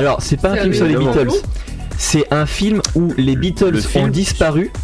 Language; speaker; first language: French; native; French